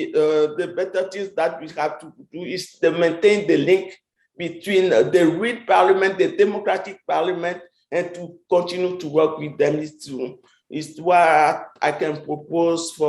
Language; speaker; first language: English; non-native, fluent; French